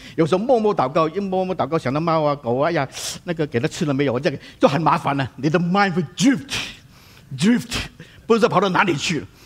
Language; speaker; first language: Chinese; non-native, local second language; Cantonese